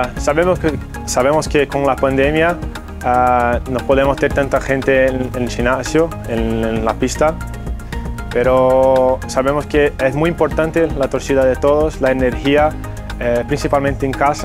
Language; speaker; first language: Spanish; non-native, fluent; Portuguese